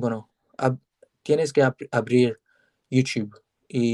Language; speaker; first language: Spanish; non-native, learner; English